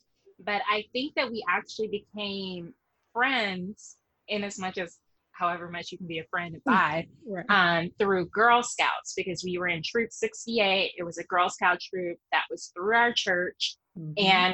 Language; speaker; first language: English; native; English